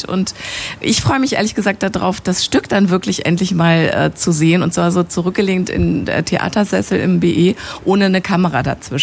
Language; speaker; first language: German; native; German